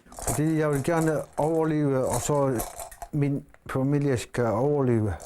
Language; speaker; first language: Danish; non-native, learner; Kalaallisut